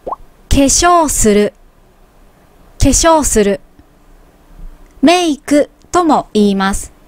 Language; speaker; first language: Japanese; native; Japanese